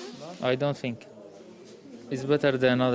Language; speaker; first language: English; non-native, learner; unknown